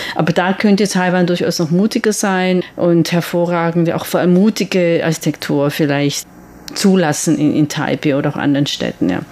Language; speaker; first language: German; native; German